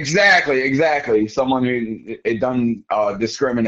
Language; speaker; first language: English; native; English